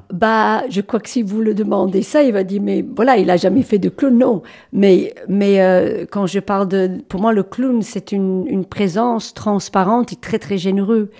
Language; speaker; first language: French; non-native, fluent; English